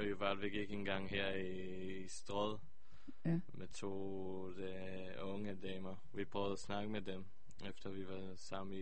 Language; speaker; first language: Danish; early bilingual, heritage; Hebrew